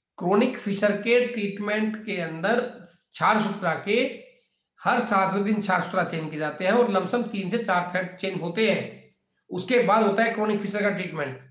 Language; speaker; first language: Hindi; native; Hindi